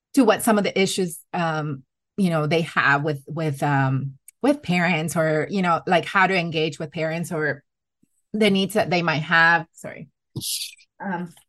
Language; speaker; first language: English; non-native, fluent; Spanish